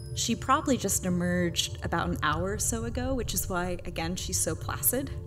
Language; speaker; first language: English; native; English